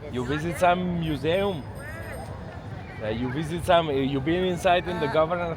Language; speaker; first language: English; non-native, learner; Macedonian